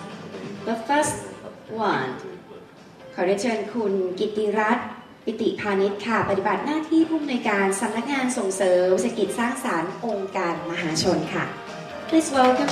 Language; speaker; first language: Thai; native; Thai